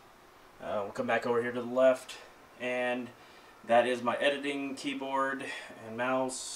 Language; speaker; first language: English; native; English